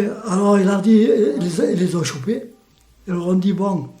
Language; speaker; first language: French; native; French